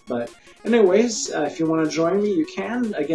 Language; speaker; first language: English; native; English